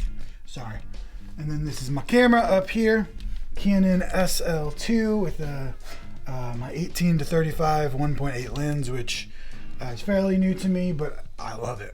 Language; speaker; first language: English; native; English